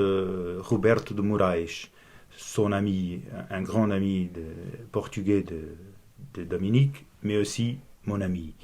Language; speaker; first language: French; non-native, fluent; Portuguese